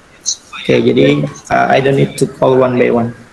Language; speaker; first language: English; non-native, fluent; Indonesian